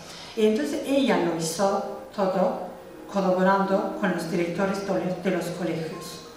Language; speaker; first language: Spanish; non-native, fluent; Turkish